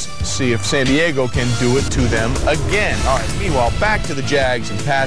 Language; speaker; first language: English; native; English